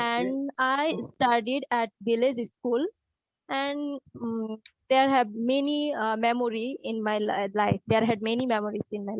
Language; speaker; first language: English; non-native, learner; Bangla